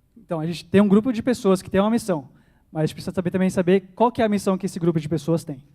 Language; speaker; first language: Portuguese; early bilingual, heritage; Portuguese